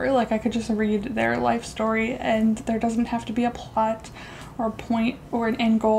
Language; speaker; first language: English; native; English